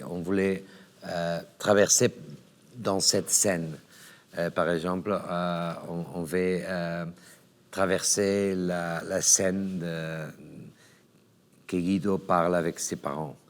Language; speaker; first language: French; non-native, learner; Catalan